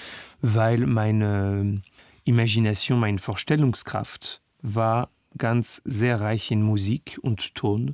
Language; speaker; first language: German; non-native, learner; French